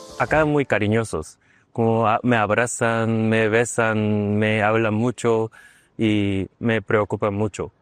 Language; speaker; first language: Spanish; non-native, learner; Korean